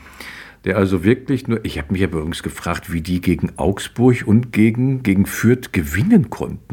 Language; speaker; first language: German; native; German